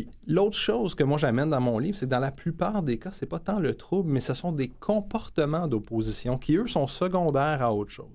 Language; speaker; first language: French; native; French